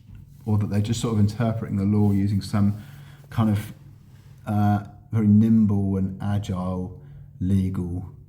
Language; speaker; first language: English; native; English